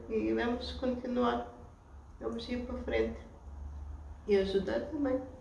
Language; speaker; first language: Portuguese; non-native, learner; Ukrainian